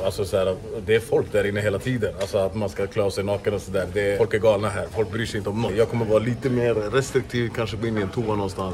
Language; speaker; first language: Swedish; native; Swedish